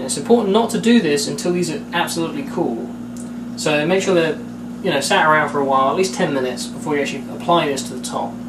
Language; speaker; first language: English; native; English